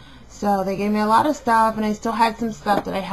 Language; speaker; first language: English; native; English